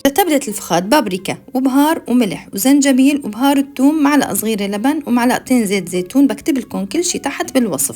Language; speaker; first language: Arabic; native; Arabic